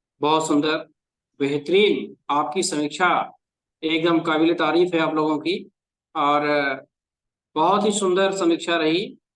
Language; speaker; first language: Hindi; native; Hindi